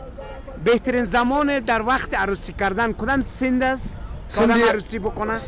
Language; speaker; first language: Persian; native; Persian